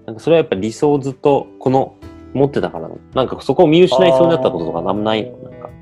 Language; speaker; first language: Japanese; native; Japanese